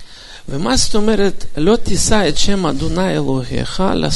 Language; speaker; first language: Hebrew; non-native, fluent; Russian